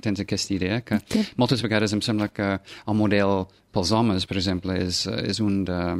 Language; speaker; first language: Catalan; non-native, fluent; English